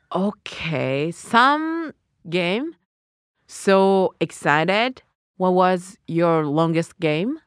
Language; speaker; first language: English; non-native, learner; Japanese